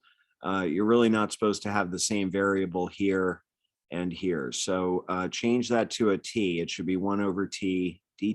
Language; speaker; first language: English; native; English